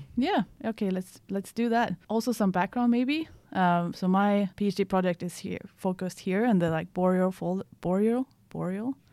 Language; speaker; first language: English; non-native, fluent; Swedish